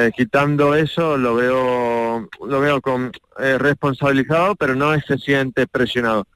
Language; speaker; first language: Spanish; non-native, fluent; French